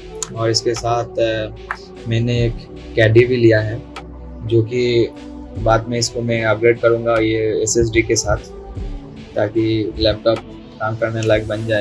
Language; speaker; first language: Hindi; non-native, local second language; Bangla